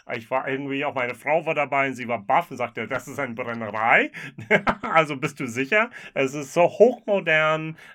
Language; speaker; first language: German; non-native, fluent; English